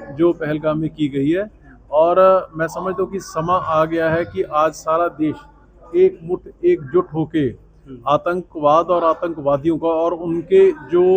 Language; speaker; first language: Urdu; non-native, local second language; Punjabi